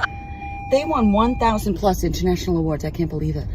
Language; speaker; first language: English; native; English